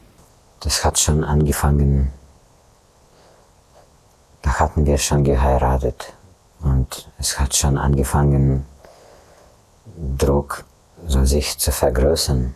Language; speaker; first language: German; non-native, fluent; Russian